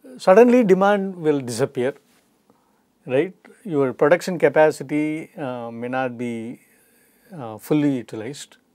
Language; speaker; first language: English; non-native, local second language; Tamil